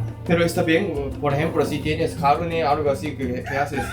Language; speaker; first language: Spanish; non-native, learner; Japanese